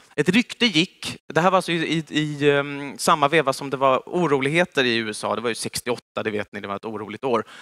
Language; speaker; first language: Swedish; native; Swedish